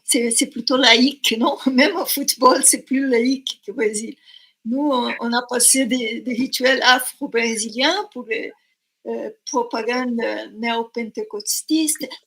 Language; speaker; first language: French; non-native, fluent; Portuguese